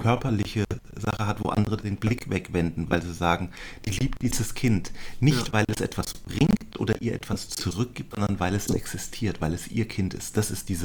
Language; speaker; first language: German; native; German